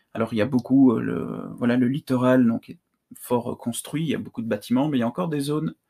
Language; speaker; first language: French; native; French